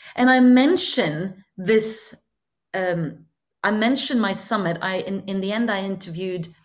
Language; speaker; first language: English; non-native, fluent; Norwegian